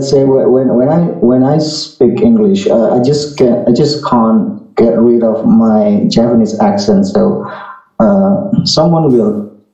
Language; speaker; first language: English; non-native, learner; Japanese